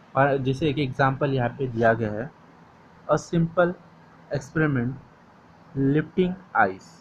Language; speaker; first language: Hindi; non-native, local second language; Marathi